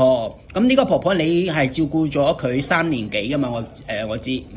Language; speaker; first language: Cantonese; native; Cantonese